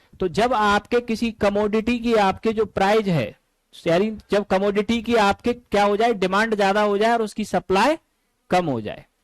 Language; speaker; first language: Hindi; native; Hindi